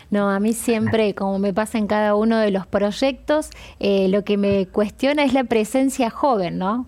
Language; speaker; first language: Spanish; native; Spanish